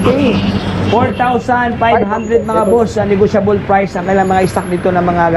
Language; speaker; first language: Filipino; native; Filipino